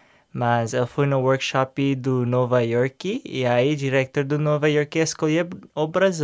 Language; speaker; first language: Portuguese; non-native, learner; English